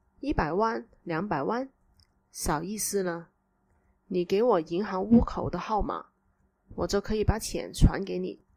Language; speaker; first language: Chinese; native; Chinese